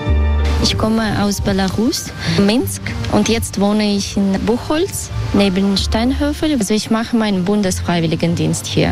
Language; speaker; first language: German; non-native, fluent; Belarusian